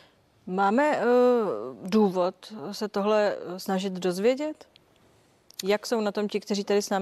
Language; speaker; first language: Czech; native; Czech